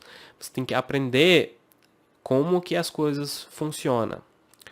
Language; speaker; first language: Portuguese; non-native, fluent; English